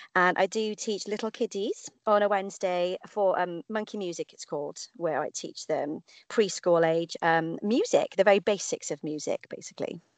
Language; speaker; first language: English; native; English